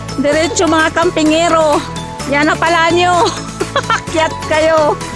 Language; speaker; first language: Filipino; non-native, local second language; Cebuano